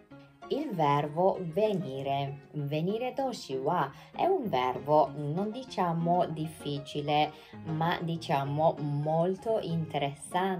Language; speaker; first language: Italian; non-native, fluent; Japanese